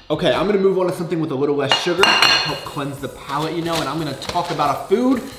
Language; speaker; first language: English; native; English